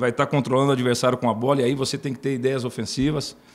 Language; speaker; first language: Portuguese; native; Portuguese